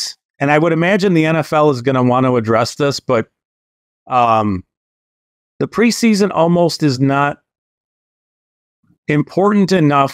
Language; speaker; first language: English; native; English